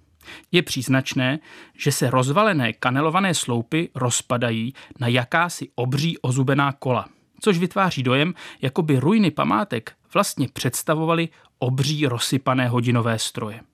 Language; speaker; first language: Czech; native; Czech